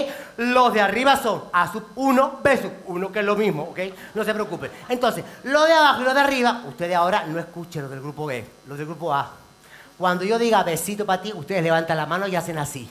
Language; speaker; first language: Spanish; native; Spanish